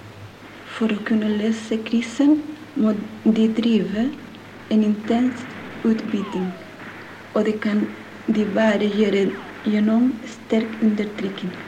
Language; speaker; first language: Norwegian; non-native, learner; Spanish